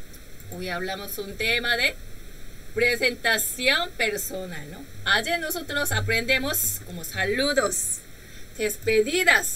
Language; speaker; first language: Spanish; non-native, learner; Korean